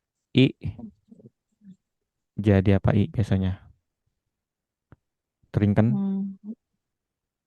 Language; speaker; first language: Indonesian; native; Indonesian